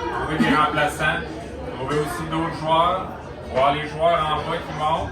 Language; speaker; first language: French; native; French